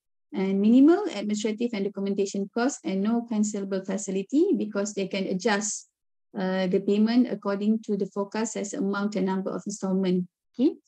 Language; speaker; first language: English; non-native, local second language; Malay